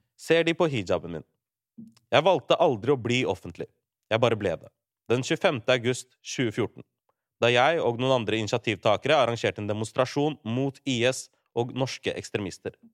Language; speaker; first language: Norwegian; early bilingual, other home language; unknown